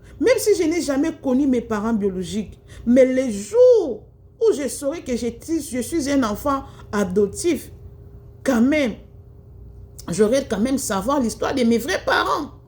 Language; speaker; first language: French; non-native, local second language; Lingala